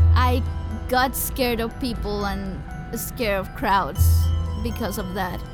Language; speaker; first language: English; early bilingual, other home language; Spanish